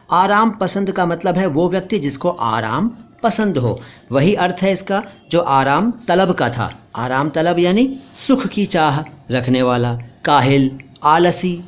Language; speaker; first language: Hindi; native; Hindi